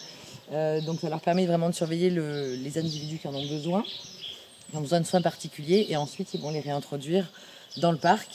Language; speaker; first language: French; native; French